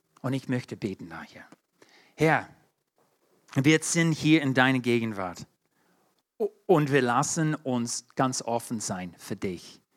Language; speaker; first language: German; non-native, fluent; English